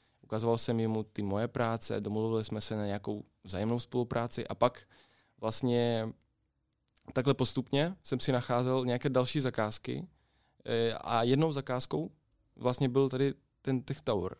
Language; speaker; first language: Czech; non-native, fluent; Ukrainian